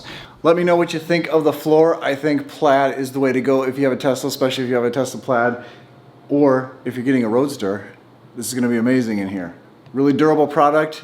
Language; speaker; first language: English; native; English